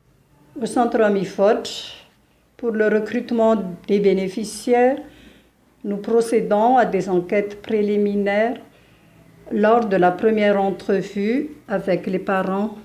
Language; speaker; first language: French; non-native, local second language; Malagasy